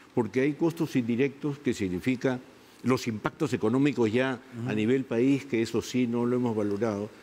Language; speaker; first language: Spanish; native; Spanish